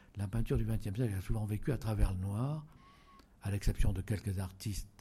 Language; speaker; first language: French; native; French